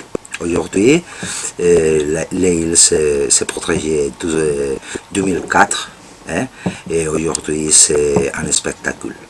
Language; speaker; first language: French; non-native, learner; Spanish